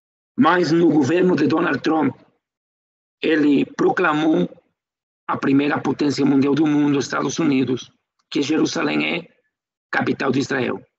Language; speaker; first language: Portuguese; non-native, fluent; Spanish